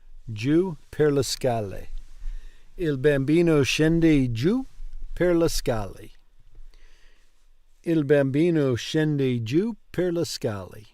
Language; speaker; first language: Italian; non-native, learner; English